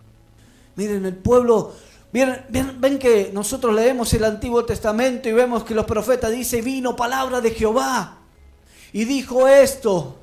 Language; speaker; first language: Spanish; native; Spanish